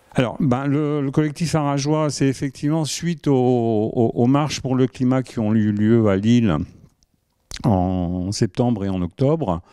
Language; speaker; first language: French; native; French